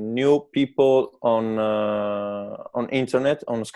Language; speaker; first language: English; non-native, learner; Italian